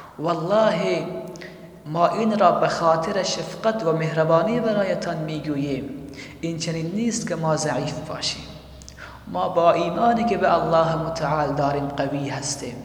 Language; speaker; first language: Persian; native; Persian